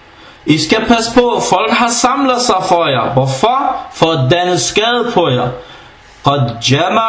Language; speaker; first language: Danish; non-native, fluent; Arabic